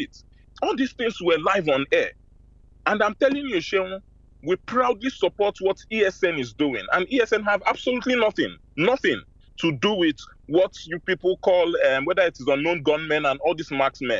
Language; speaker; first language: English; non-native, local second language; Igbo